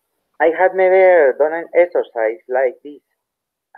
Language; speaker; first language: English; non-native, learner; Spanish